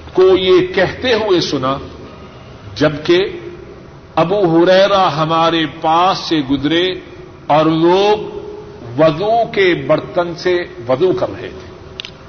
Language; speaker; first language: Urdu; non-native, local second language; Punjabi